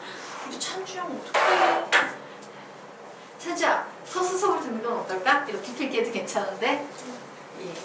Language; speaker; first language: Korean; native; Korean